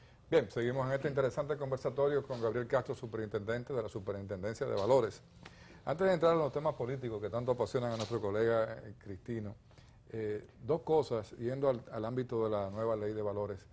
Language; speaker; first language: Spanish; native; Spanish